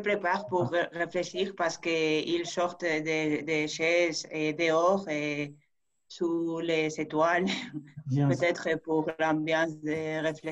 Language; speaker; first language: French; non-native, fluent; Spanish